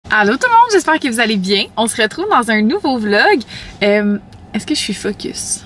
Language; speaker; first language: French; native; French